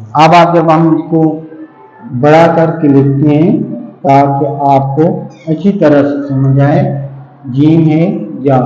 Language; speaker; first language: Urdu; native; Urdu